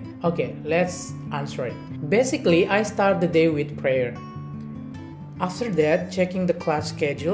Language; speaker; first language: English; non-native, learner; Indonesian